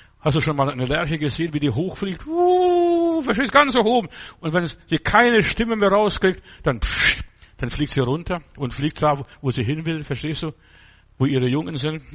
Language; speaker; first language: German; non-native, fluent; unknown